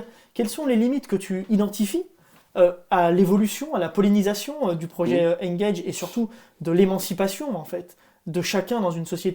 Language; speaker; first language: French; native; French